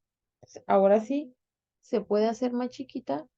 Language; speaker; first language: Spanish; native; Spanish